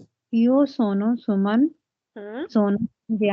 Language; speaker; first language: Italian; non-native, learner; Punjabi